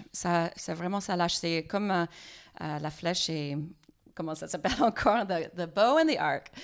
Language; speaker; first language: French; non-native, fluent; English